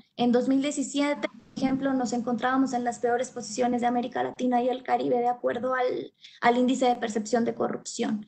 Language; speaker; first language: Spanish; native; Spanish